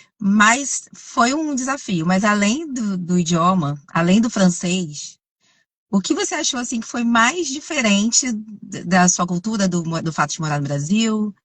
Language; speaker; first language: Portuguese; native; Portuguese